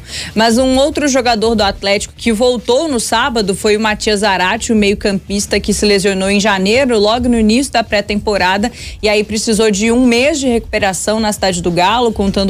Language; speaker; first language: Portuguese; native; Portuguese